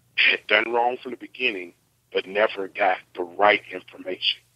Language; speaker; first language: English; native; English